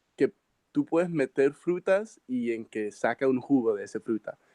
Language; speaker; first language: Spanish; early bilingual, heritage; Spanish